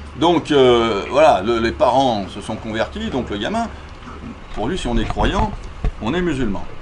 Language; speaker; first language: French; native; French